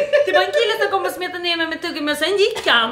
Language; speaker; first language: Swedish; native; Swedish